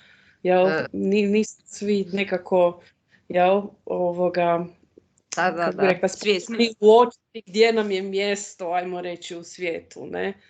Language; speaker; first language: Croatian; native; Croatian